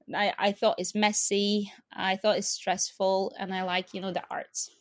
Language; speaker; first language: English; non-native, fluent; Lithuanian